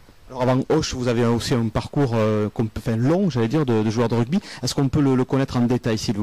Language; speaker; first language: French; native; French